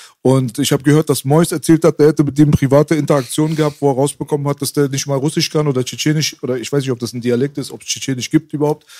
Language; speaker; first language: German; native; German